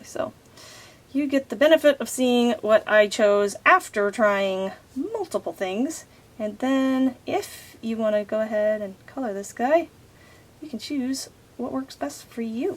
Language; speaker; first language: English; native; English